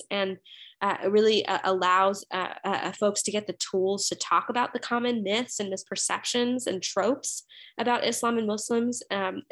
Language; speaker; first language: English; native; English